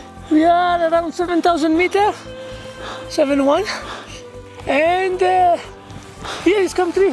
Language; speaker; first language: English; non-native, learner; Italian